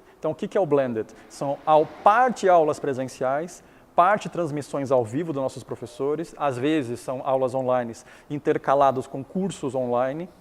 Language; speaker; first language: Portuguese; early bilingual, other home language; Chinese